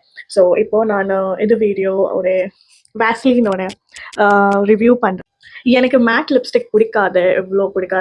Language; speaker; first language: Tamil; non-native, learner; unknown